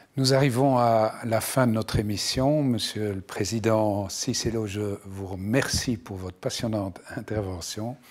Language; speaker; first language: French; non-native, local second language; Arabic